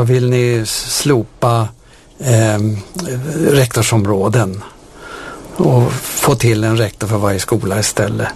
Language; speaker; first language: Swedish; native; Swedish